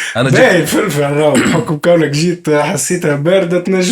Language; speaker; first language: Arabic; native; Arabic